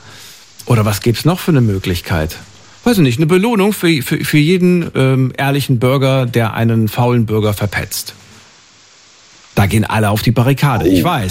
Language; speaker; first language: German; native; German